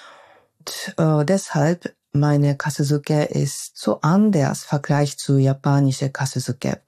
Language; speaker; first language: German; non-native, fluent; Japanese